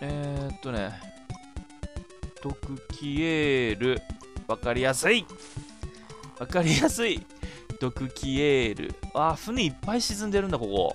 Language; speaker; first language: Japanese; native; Japanese